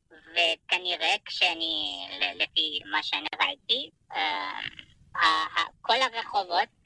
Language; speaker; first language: Hebrew; non-native, fluent; Persian